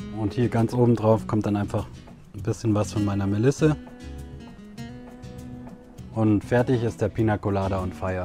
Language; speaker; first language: German; native; German